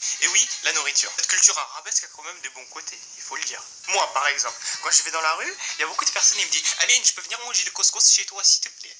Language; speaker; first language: French; native; French